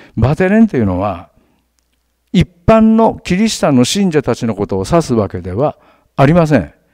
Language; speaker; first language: Japanese; native; Japanese